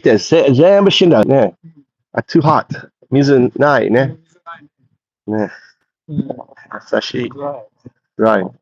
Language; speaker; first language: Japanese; non-native, learner; English